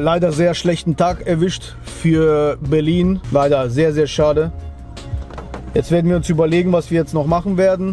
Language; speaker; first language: German; early bilingual, other home language; Russian